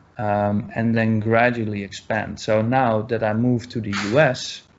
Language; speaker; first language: English; non-native, fluent; Dutch